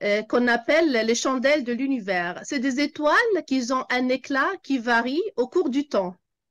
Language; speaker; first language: French; non-native, local second language; Arabic